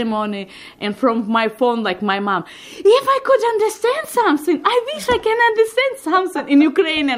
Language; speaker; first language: English; non-native, learner; Ukrainian